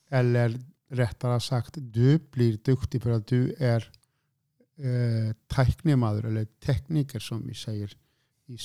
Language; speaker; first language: Swedish; non-native, fluent; Icelandic